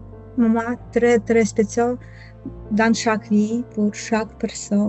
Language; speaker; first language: French; non-native, learner; Ukrainian